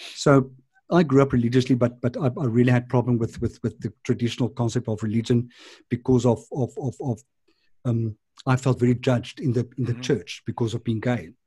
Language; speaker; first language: English; non-native, local second language; Afrikaans